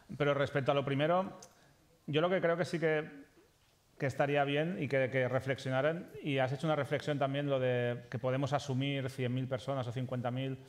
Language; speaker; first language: Spanish; native; Spanish